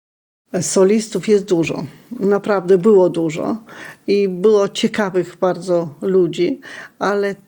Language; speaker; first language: Polish; non-native, local second language; Lithuanian